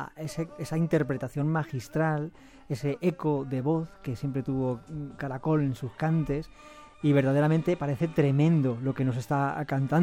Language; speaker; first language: Spanish; native; Spanish